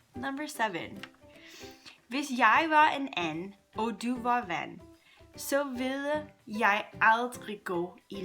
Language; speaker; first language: Danish; non-native, learner; English